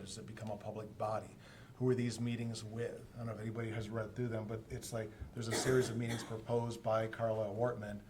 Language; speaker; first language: English; native; English